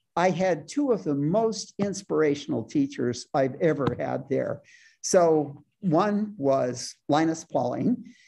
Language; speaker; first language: English; native; English